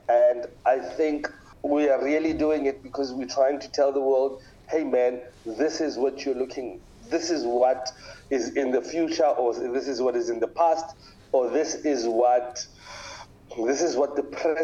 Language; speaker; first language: English; non-native, local second language; Tswana